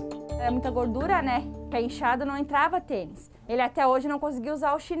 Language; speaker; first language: Portuguese; native; Portuguese